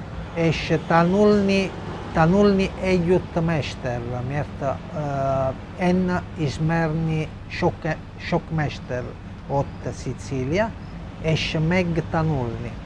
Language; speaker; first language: Hungarian; non-native, learner; Italian